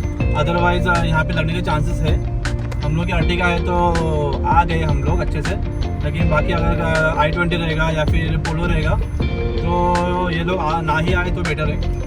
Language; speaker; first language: Hindi; native; Hindi